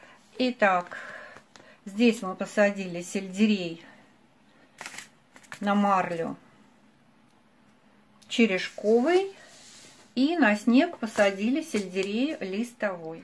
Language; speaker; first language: Russian; native; Russian